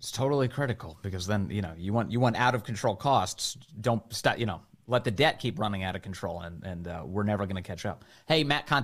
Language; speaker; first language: English; native; English